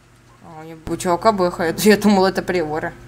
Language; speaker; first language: Russian; native; Russian